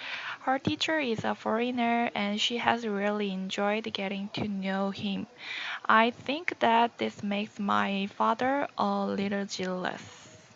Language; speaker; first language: English; non-native, learner; Korean